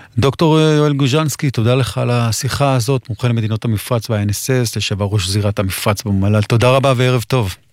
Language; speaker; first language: Hebrew; native; Hebrew